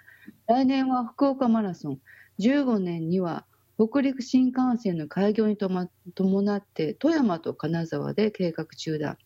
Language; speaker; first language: Japanese; native; Japanese